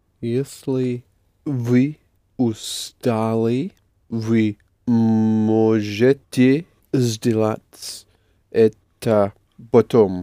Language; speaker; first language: Russian; non-native, learner; English